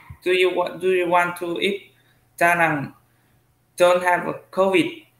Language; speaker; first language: English; non-native, learner; Vietnamese